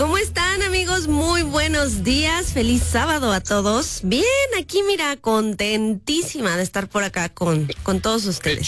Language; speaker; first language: Spanish; native; Spanish